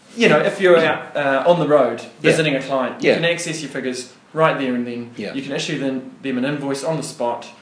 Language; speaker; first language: English; native; English